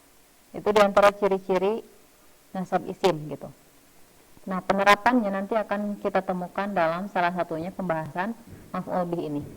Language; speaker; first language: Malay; non-native, local second language; Sundanese